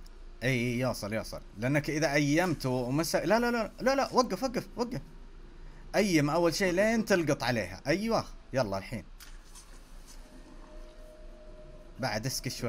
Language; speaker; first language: Arabic; native; Arabic